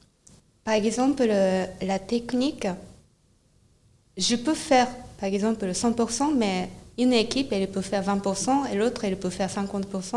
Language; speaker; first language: French; non-native, fluent; Japanese